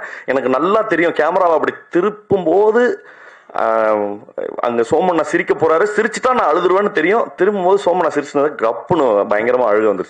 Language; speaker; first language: Tamil; native; Tamil